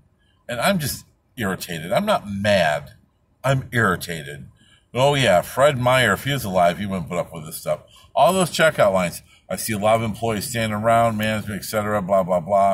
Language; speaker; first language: English; native; English